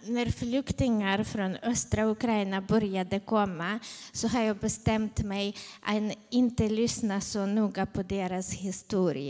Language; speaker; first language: Swedish; non-native, fluent; Ukrainian